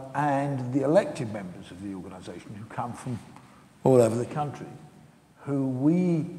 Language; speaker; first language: English; native; English